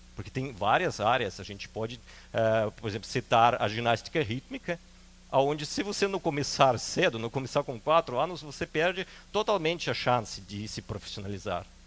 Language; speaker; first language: Portuguese; non-native, fluent; Russian